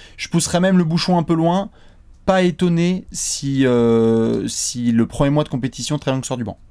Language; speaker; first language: French; native; French